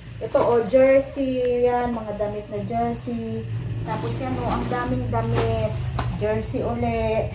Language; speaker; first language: Filipino; native; Filipino